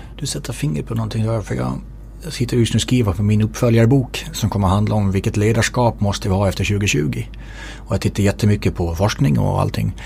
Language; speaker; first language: Swedish; native; Swedish